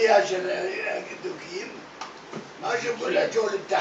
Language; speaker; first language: Hebrew; non-native, learner; Arabic